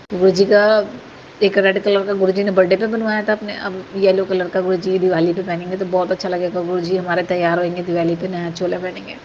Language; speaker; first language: Hindi; native; Hindi